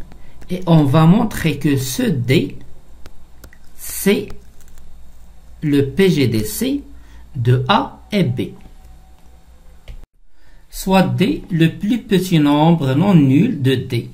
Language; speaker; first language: French; non-native, local second language; Arabic